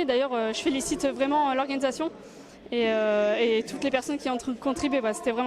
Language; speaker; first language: French; native; French